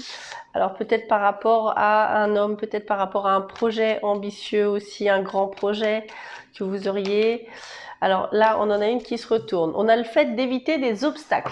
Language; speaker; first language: French; native; French